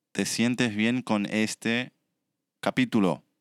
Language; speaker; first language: English; early bilingual, other home language; Spanish